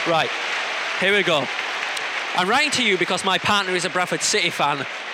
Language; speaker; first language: English; native; English